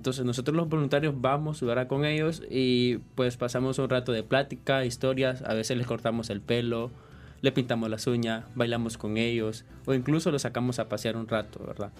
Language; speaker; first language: Spanish; native; Spanish